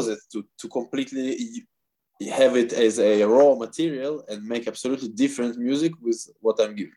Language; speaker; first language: English; non-native, fluent; Russian